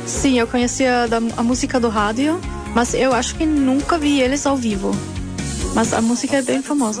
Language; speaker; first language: Portuguese; non-native, learner; German